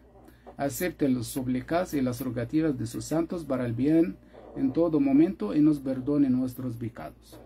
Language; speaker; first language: Spanish; non-native, fluent; Arabic